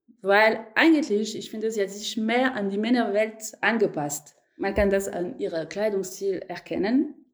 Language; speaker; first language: German; non-native, fluent; French